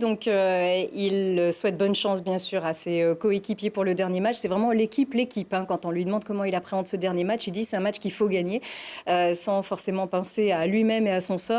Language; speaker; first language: French; native; French